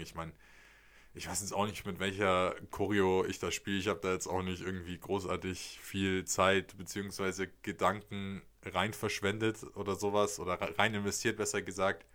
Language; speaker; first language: German; native; German